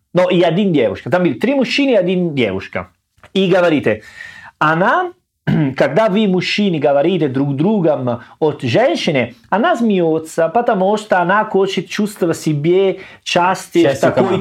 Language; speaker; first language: Russian; non-native, learner; Italian